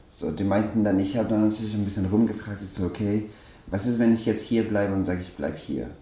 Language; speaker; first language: German; non-native, fluent; Persian